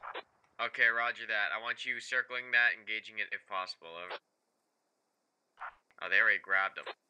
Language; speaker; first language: English; native; English